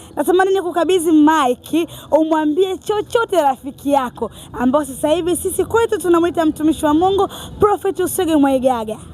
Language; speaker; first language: Swahili; native; Swahili